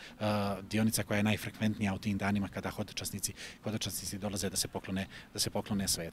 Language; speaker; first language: Croatian; native; Croatian